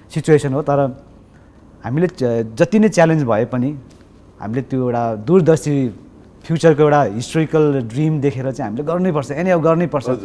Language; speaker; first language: Nepali; non-native, local second language; Sherpa